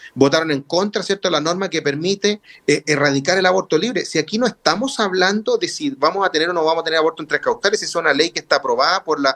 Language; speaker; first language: Spanish; native; Spanish